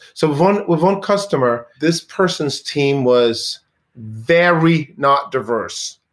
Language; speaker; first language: English; early bilingual, other home language; Swedish